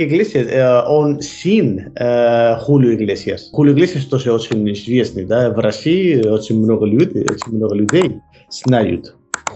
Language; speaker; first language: Russian; non-native, learner; Spanish